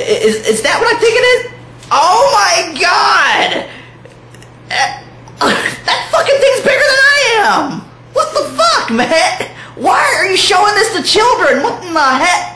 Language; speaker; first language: English; native; English